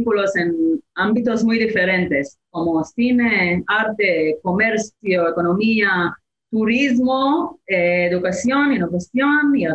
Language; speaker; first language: Spanish; non-native, fluent; Hebrew